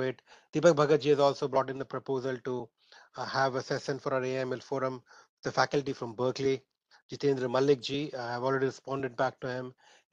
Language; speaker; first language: English; non-native, local second language; Hindi